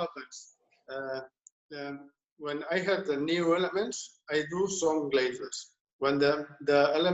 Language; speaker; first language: English; non-native, learner; Spanish